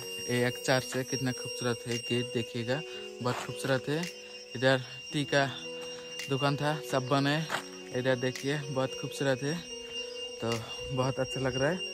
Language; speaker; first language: Hindi; non-native, local second language; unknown